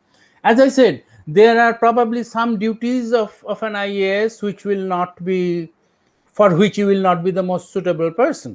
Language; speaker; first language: English; non-native, local second language; Bangla